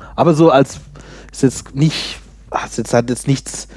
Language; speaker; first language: German; native; German